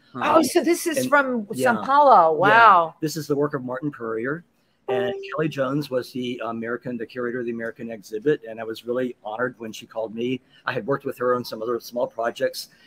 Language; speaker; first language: English; native; English